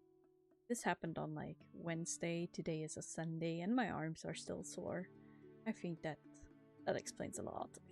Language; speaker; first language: English; non-native, fluent; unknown